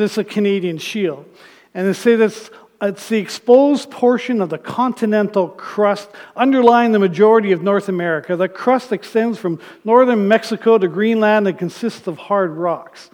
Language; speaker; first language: English; native; English